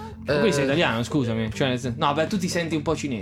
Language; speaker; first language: Italian; native; Italian